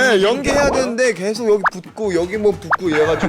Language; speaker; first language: Korean; native; Korean